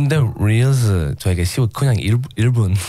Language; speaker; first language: Korean; non-native, learner; English